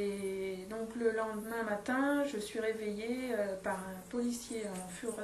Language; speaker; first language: French; native; French